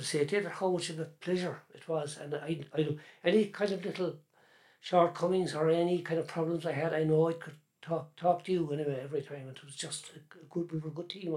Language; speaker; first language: English; native; English